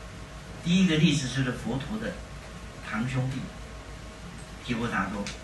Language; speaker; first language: Chinese; native; Chinese